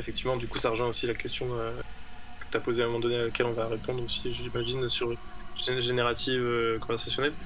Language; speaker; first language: French; native; French